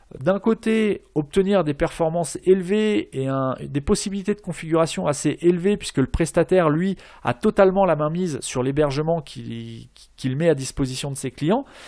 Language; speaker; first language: French; native; French